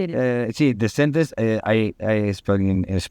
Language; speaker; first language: English; non-native, learner; Spanish